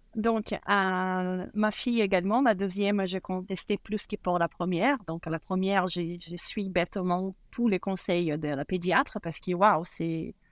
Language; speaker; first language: French; non-native, fluent; Portuguese